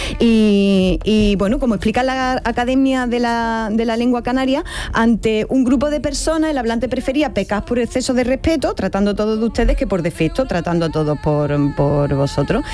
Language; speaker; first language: Spanish; native; Spanish